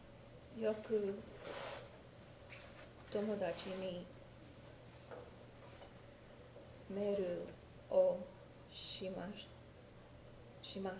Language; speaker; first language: Japanese; non-native, learner; English